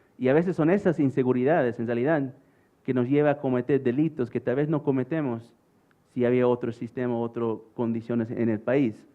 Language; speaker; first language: Spanish; early bilingual, heritage; English